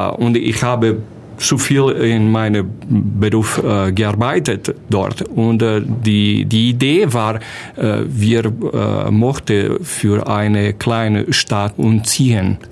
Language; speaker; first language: German; non-native, learner; Portuguese